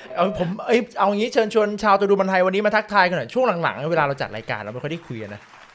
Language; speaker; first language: Thai; native; Thai